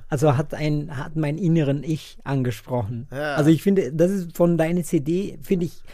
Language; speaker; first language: German; non-native, fluent; Spanish